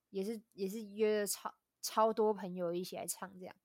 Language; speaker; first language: Chinese; native; Chinese